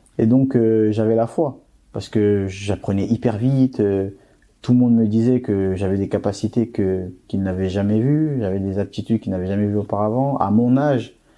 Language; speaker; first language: French; early bilingual, other home language; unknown